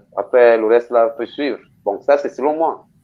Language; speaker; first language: French; non-native, local second language; Fang